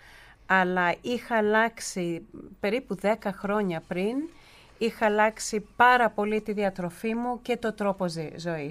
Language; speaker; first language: Greek; early bilingual, heritage; Greek